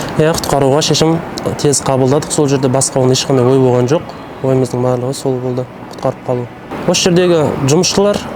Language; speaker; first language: Kazakh; native; Kazakh